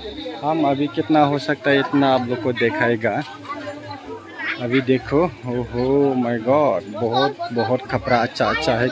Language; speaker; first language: Hindi; non-native, local second language; Bodo